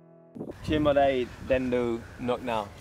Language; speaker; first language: Vietnamese; non-native, learner; English